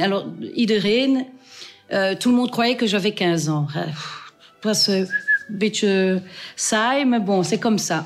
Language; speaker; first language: French; native; French